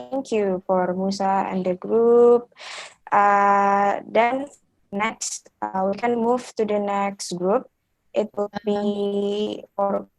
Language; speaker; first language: English; non-native, learner; Indonesian